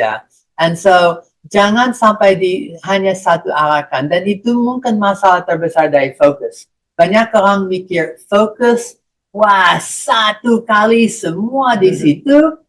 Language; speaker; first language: Indonesian; non-native, fluent; English